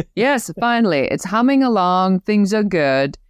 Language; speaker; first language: English; non-native, fluent; German